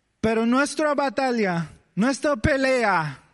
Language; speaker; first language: Spanish; early bilingual, heritage; English